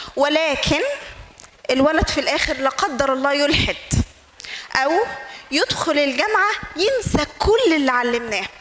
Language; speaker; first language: Arabic; native; Arabic